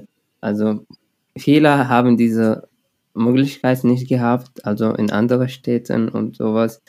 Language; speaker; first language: German; non-native, learner; Arabic